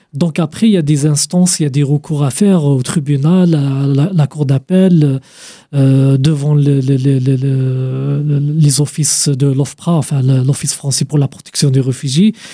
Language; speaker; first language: French; non-native, fluent; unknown